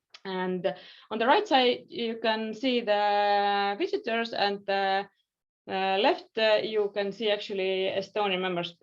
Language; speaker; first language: English; non-native, fluent; Estonian